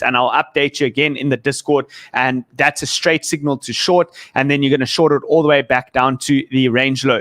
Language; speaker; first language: English; native; English